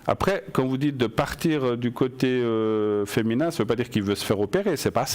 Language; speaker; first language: French; native; French